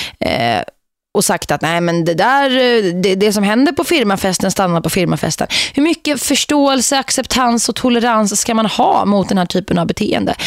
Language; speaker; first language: Swedish; native; Swedish